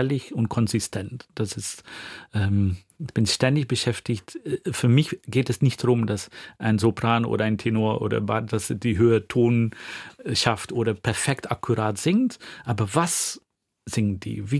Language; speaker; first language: German; non-native, fluent; Dutch